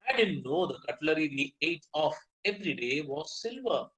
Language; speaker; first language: English; non-native, local second language; Malayalam